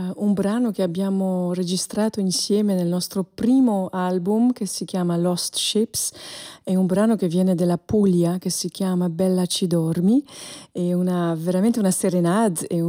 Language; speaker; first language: Italian; non-native, fluent; Albanian